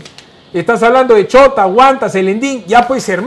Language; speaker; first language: Spanish; native; Spanish